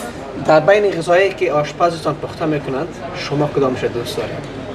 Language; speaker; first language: Persian; native; Persian